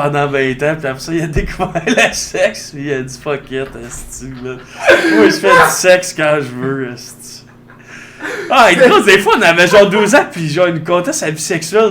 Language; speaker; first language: French; native; French